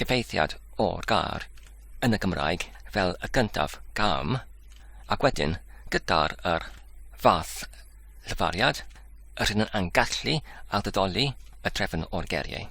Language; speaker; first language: Welsh; non-native, learner; English